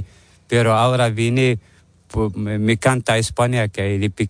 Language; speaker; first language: Spanish; non-native, learner; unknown